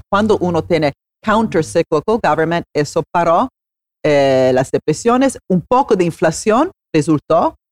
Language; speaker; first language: Spanish; non-native, fluent; Italian